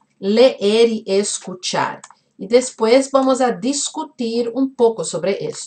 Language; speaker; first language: Spanish; non-native, fluent; Portuguese